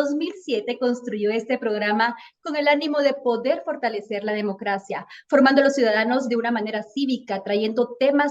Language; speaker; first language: Spanish; native; Spanish